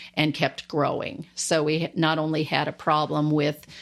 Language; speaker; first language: English; native; English